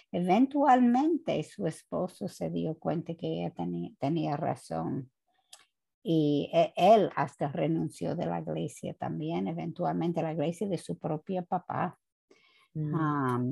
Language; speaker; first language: Spanish; non-native, fluent; English